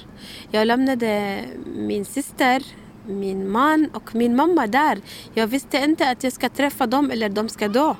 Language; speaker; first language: Swedish; non-native, learner; Arabic